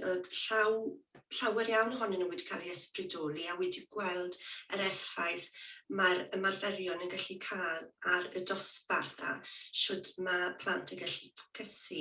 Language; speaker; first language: Welsh; native; Welsh